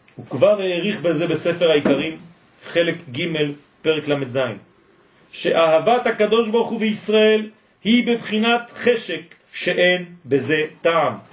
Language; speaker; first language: Hebrew; non-native, fluent; French